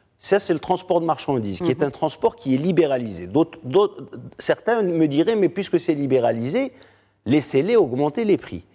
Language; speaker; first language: French; non-native, local second language; Arabic